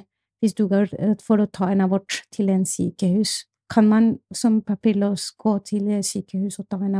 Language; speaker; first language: Norwegian; non-native, fluent; Spanish